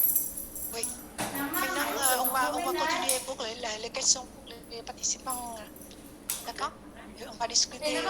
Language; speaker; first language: French; non-native, learner; Vietnamese